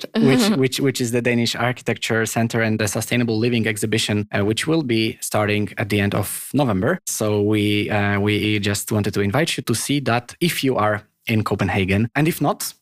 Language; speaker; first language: English; non-native, fluent; Polish